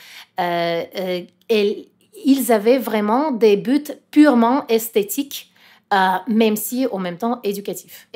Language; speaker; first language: French; non-native, fluent; Russian